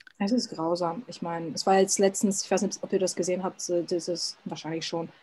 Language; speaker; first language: German; early bilingual, other home language; Serbian